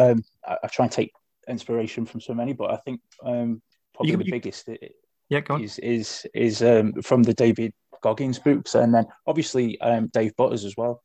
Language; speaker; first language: English; native; English